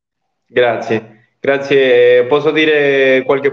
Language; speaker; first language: Italian; non-native, learner; Spanish